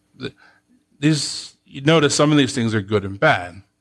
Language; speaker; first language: English; native; English